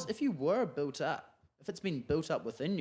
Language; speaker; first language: English; native; English